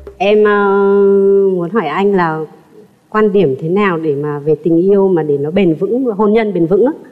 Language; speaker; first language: Vietnamese; native; Vietnamese